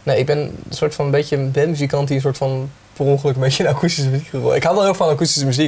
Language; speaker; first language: Dutch; native; Dutch